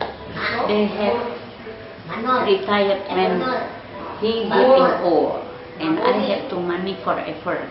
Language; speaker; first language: English; non-native, learner; Indonesian